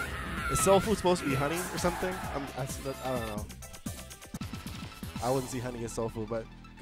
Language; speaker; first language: English; native; English